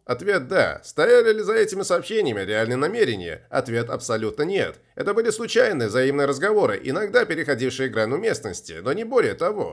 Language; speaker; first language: Russian; native; Russian